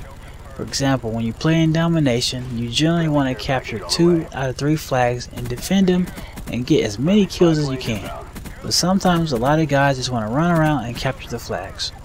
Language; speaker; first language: English; native; English